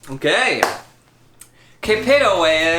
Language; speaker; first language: Spanish; non-native, fluent; English